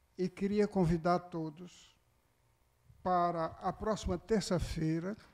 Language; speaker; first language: Portuguese; native; Portuguese